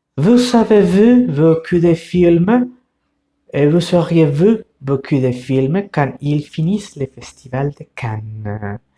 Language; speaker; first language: French; non-native, fluent; Spanish